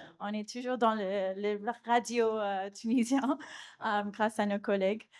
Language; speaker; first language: French; non-native, fluent; Spanish